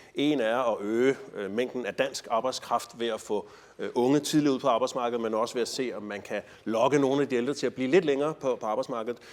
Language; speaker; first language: Danish; native; Danish